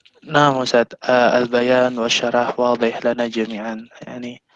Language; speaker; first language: Arabic; non-native, fluent; Indonesian